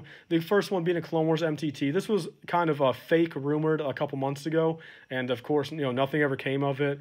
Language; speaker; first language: English; native; English